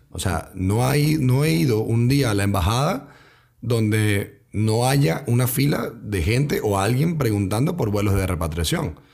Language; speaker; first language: Spanish; native; Spanish